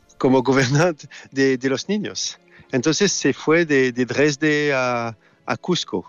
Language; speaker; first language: Spanish; non-native, learner; French